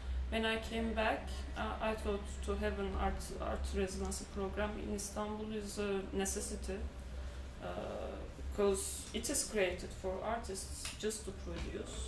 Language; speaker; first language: English; non-native, fluent; Turkish